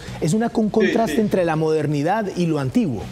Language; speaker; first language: Spanish; native; Spanish